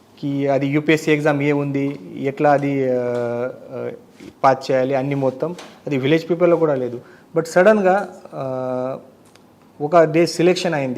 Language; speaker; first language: Telugu; non-native, learner; Marathi